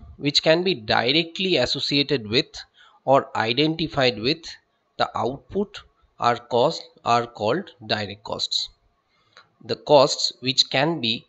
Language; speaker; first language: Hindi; non-native, local second language; Bangla